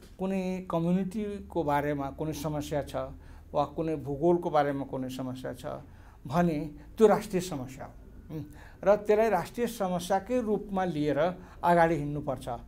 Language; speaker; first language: Nepali; non-native, local second language; Maithili